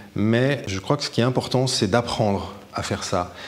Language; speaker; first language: French; native; French